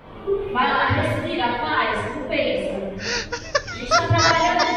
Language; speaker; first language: Portuguese; native; Portuguese